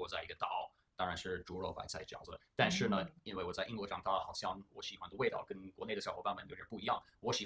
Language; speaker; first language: Chinese; early bilingual, heritage; English